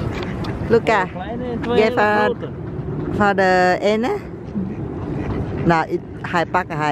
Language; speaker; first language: Dutch; non-native, learner; Vietnamese